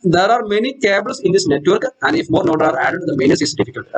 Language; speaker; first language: English; non-native, local second language; Malayalam